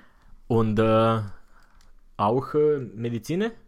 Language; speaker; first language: German; non-native, fluent; Romanian